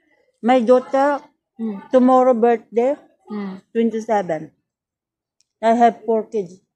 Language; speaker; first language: English; non-native, learner; Filipino